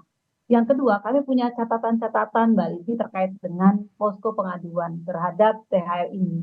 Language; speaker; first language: Indonesian; native; Indonesian